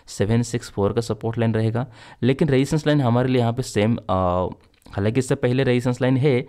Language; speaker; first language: Hindi; native; Hindi